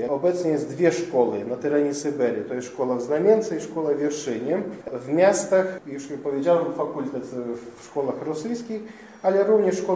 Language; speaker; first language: Polish; non-native, fluent; Russian